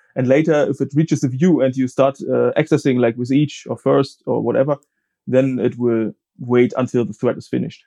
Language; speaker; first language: English; non-native, fluent; German